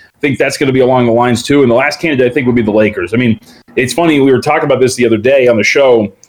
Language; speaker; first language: English; native; English